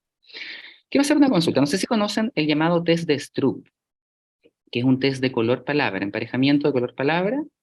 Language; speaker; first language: Spanish; native; Spanish